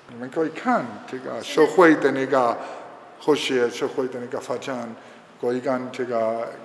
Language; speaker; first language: Chinese; non-native, learner; Spanish